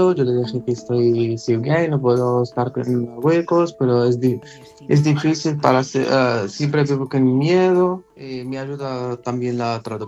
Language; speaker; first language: Spanish; non-native, learner; Arabic